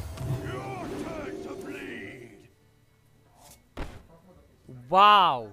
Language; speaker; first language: English; non-native, fluent; Czech